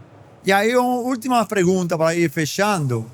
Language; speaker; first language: Portuguese; non-native, fluent; Spanish